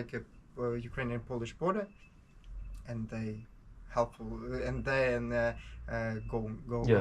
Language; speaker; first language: English; non-native, learner; Ukrainian